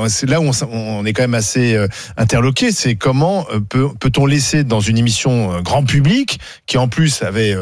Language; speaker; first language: French; native; French